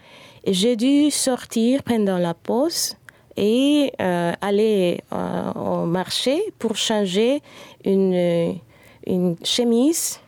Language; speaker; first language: French; non-native, fluent; Spanish